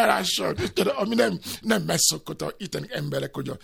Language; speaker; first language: Hungarian; non-native, fluent; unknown